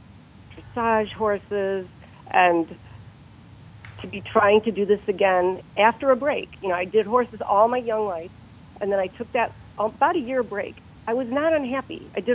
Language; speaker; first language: English; native; English